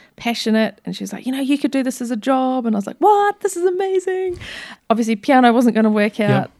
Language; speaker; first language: English; native; English